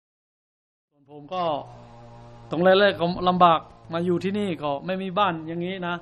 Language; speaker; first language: Thai; non-native, fluent; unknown